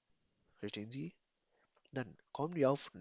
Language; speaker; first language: German; non-native, fluent; Urdu